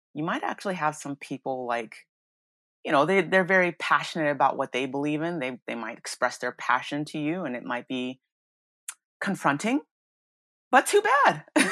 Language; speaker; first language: English; early bilingual, other home language; Yoruba